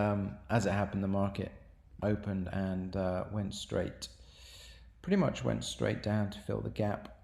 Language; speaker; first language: English; native; English